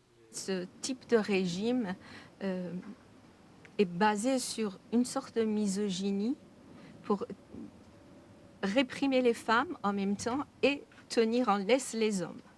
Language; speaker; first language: French; non-native, fluent; Persian